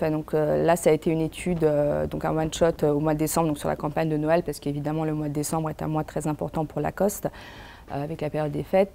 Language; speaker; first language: French; native; French